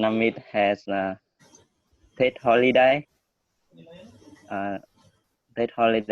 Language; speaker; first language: English; non-native, learner; Vietnamese